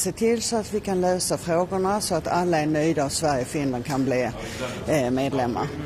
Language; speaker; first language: Swedish; native; Swedish